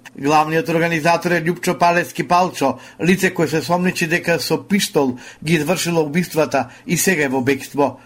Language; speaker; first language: Macedonian; native; Macedonian